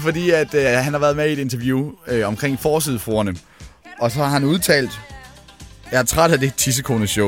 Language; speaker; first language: Danish; native; Danish